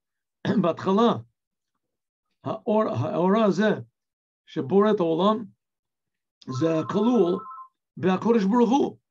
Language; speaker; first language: Hebrew; non-native, fluent; English